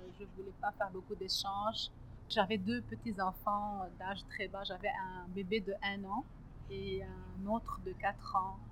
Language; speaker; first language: French; non-native, local second language; Arabic